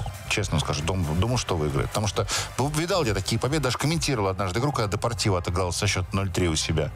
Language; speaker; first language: Russian; native; Russian